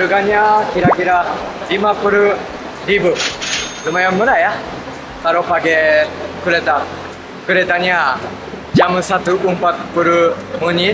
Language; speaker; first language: Indonesian; non-native, fluent; Japanese